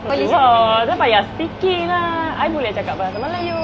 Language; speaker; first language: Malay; non-native, fluent; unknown